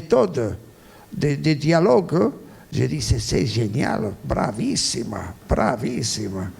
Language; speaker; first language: French; non-native, fluent; Italian